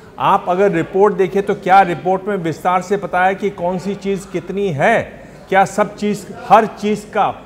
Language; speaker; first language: Hindi; native; Hindi